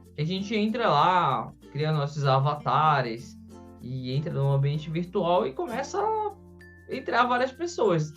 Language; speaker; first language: Portuguese; native; Portuguese